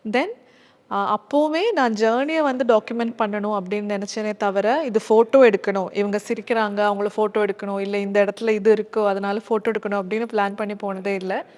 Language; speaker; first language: Tamil; non-native, local second language; Malayalam